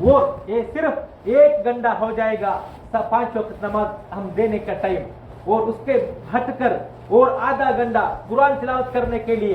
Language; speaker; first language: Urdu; non-native, fluent; Tamil